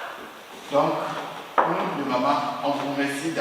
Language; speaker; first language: French; non-native, learner; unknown